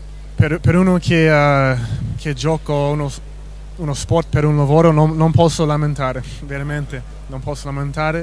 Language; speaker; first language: Italian; non-native, fluent; English